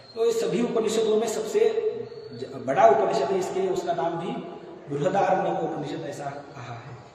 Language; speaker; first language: Hindi; non-native, local second language; Marathi